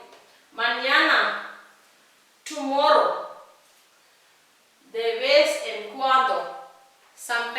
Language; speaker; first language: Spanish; non-native, fluent; Tamil